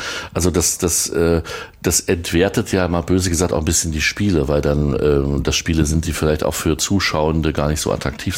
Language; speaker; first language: German; native; German